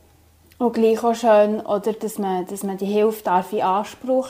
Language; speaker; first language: German; native; German